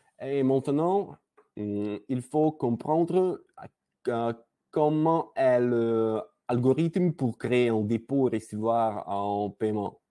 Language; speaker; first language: French; non-native, learner; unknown